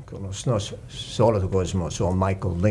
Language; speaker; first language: Greek; early bilingual, heritage; English